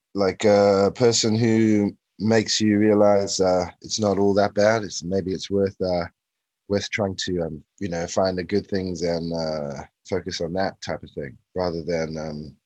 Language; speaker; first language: English; native; English